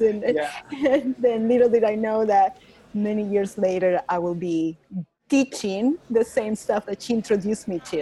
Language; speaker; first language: English; non-native, fluent; Spanish